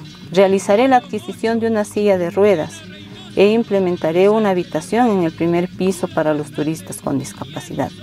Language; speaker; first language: Spanish; native; Spanish